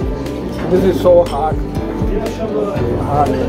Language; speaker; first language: English; non-native, learner; Hindi